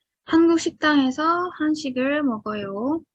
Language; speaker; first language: Korean; non-native, fluent; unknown